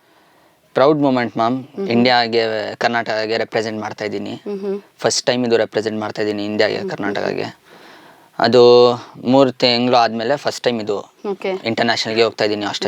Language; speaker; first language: Kannada; non-native, local second language; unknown